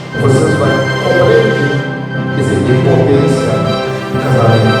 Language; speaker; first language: Portuguese; non-native, learner; Haitian Creole